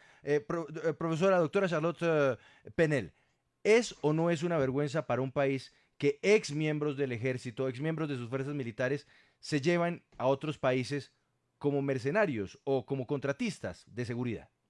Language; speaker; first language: Spanish; native; Spanish